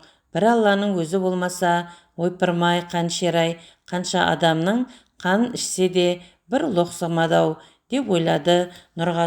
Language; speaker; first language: Kazakh; native; Kazakh